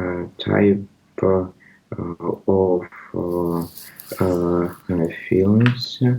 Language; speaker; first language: English; non-native, learner; Russian